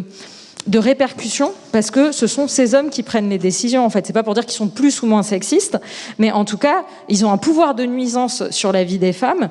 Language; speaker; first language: French; native; French